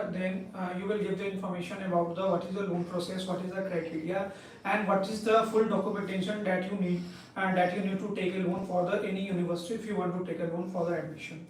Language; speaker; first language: English; non-native, local second language; Hindi